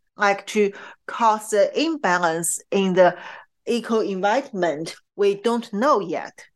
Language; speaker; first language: English; non-native, fluent; Chinese